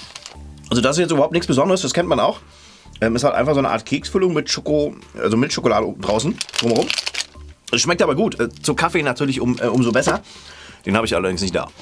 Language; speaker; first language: German; native; German